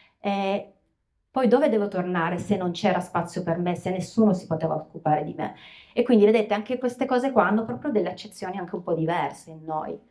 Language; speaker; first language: Italian; native; Italian